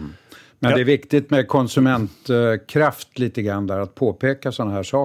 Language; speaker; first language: Swedish; native; Swedish